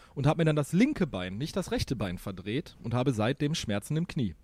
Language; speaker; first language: German; native; German